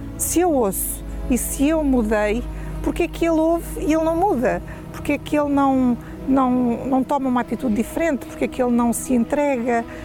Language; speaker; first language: Portuguese; native; Portuguese